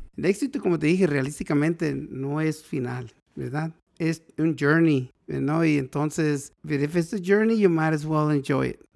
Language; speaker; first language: Spanish; native; Spanish